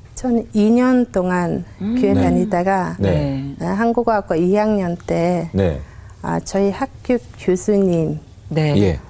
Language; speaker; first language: Korean; non-native, fluent; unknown